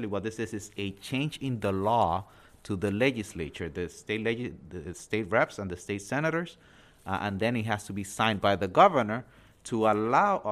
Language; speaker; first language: English; non-native, fluent; Spanish